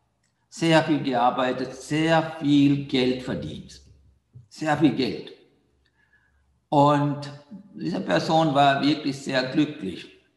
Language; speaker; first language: German; non-native, learner; Sinhala